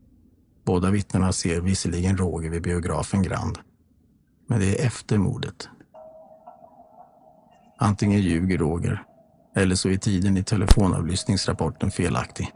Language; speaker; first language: Swedish; native; Swedish